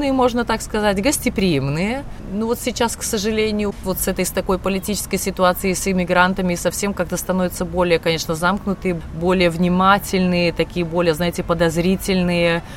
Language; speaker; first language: Russian; native; Russian